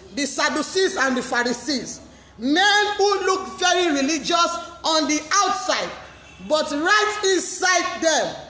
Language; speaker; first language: English; non-native, local second language; Yoruba